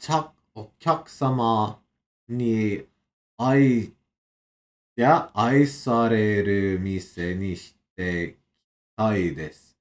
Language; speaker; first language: Japanese; non-native, learner; English